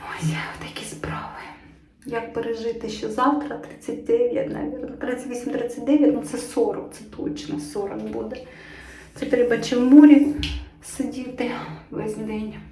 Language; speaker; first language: Ukrainian; non-native, local second language; Russian